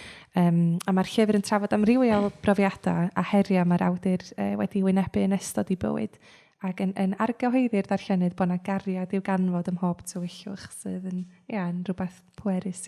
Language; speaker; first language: Welsh; native; Welsh